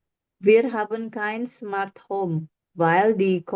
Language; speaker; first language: German; non-native, learner; Indonesian